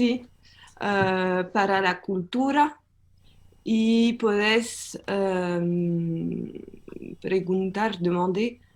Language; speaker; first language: Spanish; non-native, learner; French